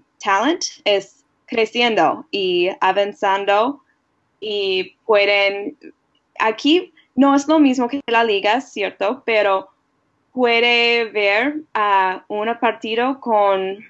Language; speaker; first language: Spanish; non-native, learner; English